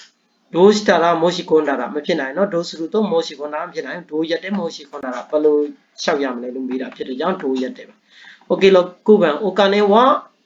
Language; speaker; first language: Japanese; non-native, fluent; Burmese